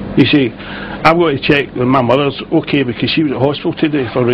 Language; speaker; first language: English; native; English